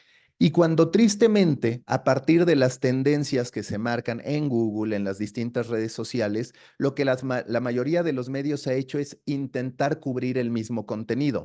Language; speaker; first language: Spanish; native; Spanish